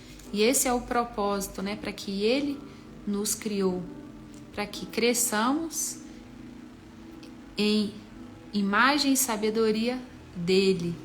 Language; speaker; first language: Portuguese; native; Portuguese